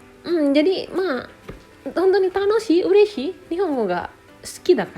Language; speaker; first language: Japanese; non-native, fluent; Indonesian